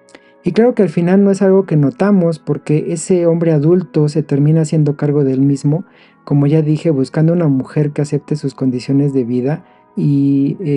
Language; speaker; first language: Spanish; native; Spanish